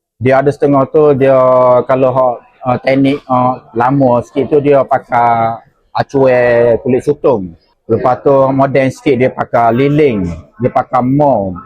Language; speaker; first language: Malay; native; Malay